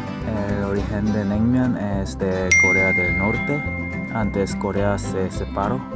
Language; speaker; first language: Spanish; non-native, learner; Korean